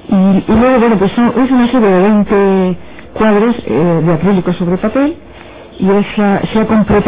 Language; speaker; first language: Spanish; native; Spanish